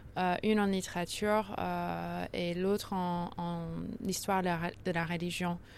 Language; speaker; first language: French; early bilingual, heritage; French